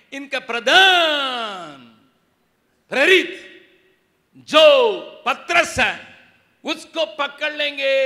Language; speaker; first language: Hindi; non-native, local second language; Tamil